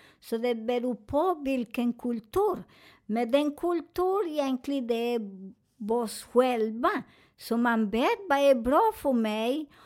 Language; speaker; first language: Swedish; non-native, learner; Spanish